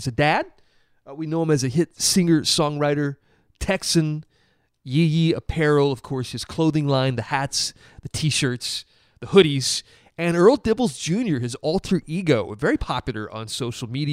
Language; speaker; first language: English; native; English